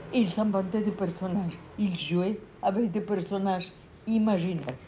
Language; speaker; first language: French; non-native, fluent; Spanish